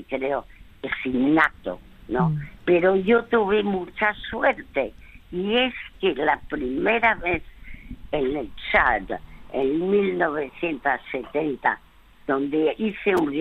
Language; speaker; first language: Spanish; early bilingual, other home language; French